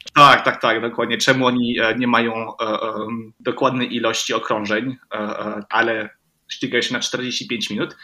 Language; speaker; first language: Polish; early bilingual, heritage; Polish